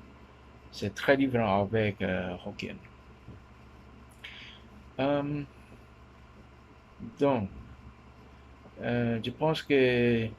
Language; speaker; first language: French; non-native, learner; Min Nan Chinese